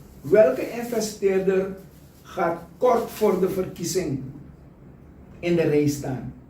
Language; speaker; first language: Dutch; native; Dutch